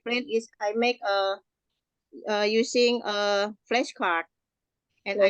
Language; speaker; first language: English; non-native, learner; Indonesian